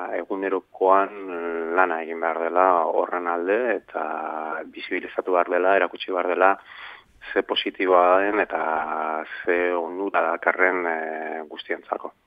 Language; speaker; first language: Basque; non-native, local second language; Spanish